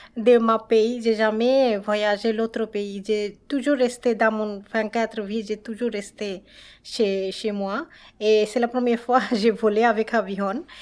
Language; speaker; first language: French; non-native, learner; Bangla